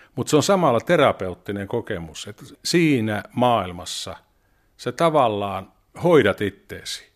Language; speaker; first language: Finnish; native; Finnish